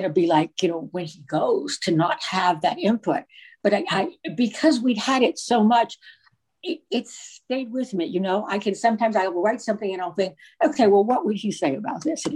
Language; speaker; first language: English; native; English